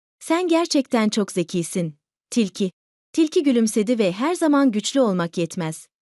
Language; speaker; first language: Turkish; native; Turkish